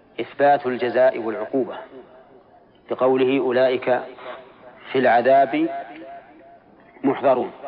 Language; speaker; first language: Arabic; native; Arabic